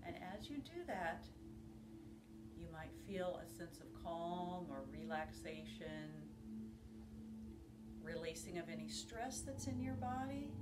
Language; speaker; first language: English; native; English